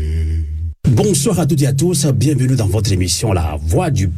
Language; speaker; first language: French; non-native, local second language; Ewe